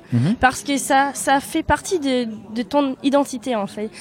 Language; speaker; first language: French; non-native, fluent; Polish